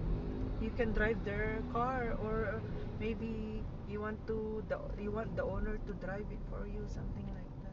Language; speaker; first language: English; non-native, local second language; Iloko